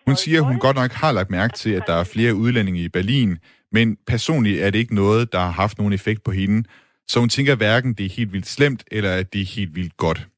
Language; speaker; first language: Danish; native; Danish